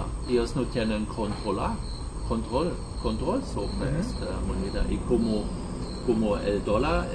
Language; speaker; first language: Spanish; non-native, learner; German